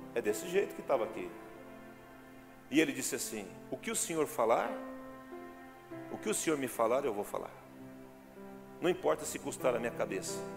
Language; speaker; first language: Portuguese; native; Portuguese